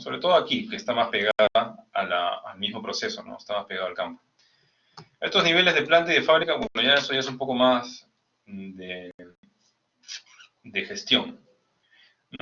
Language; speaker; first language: Spanish; native; Spanish